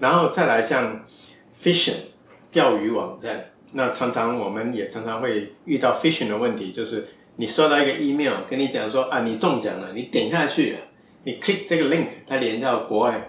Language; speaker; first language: Chinese; native; Chinese